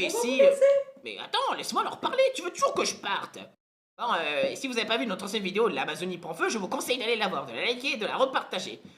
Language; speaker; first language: French; native; French